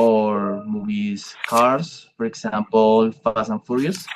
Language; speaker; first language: English; non-native, learner; Spanish